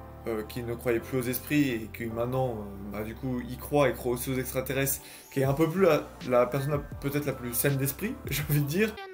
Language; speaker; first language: French; native; French